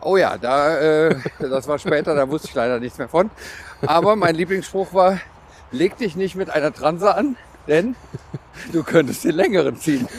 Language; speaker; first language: German; native; German